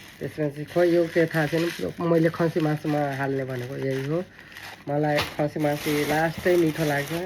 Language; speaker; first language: Nepali; non-native, local second language; Maithili